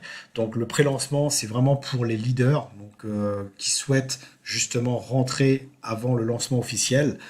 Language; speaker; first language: French; native; French